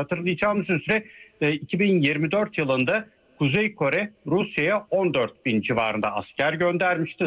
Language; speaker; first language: Turkish; native; Turkish